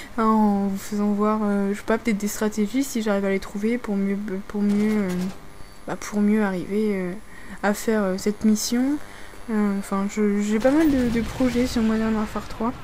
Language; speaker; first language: French; native; French